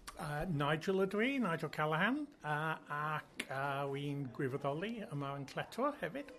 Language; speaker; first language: Welsh; non-native, fluent; English